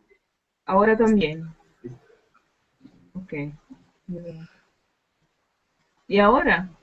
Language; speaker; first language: Spanish; non-native, learner; Dutch